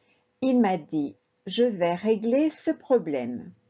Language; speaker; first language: French; non-native, fluent; Spanish